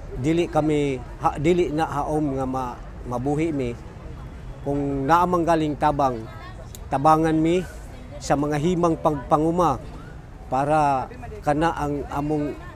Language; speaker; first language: Cebuano; non-native, local second language; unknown